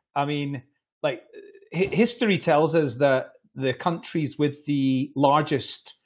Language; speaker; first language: English; native; English